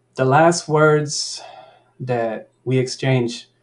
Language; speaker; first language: English; early bilingual, other home language; Spanish